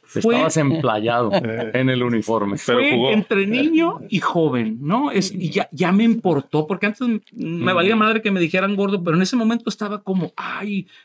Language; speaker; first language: Spanish; native; Spanish